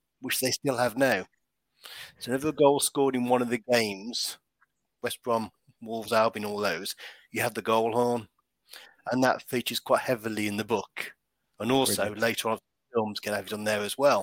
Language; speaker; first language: English; native; English